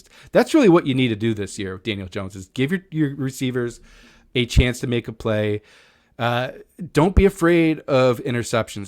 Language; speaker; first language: English; native; English